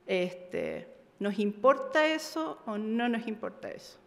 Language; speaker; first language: Spanish; native; Spanish